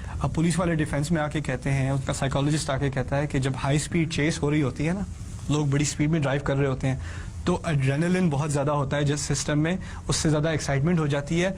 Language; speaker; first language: Urdu; early bilingual, heritage; Urdu